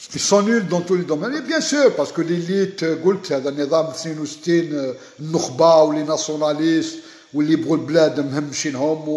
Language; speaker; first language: French; non-native, local second language; Arabic